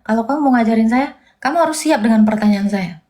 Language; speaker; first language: Indonesian; native; Indonesian